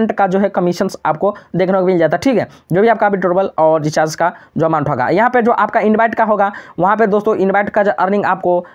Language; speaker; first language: Hindi; native; Hindi